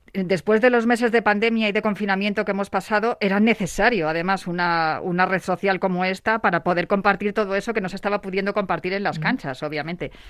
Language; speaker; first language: Spanish; native; Spanish